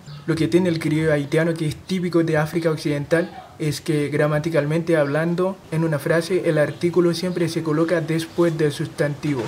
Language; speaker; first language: Spanish; non-native, fluent; Haitian Creole